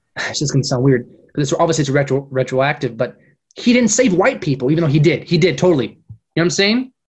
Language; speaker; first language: English; native; English